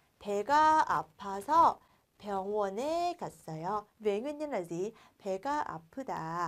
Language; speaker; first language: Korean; non-native, fluent; Vietnamese